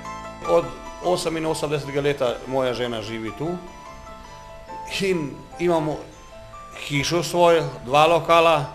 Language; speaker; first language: Slovenian; non-native, learner; Croatian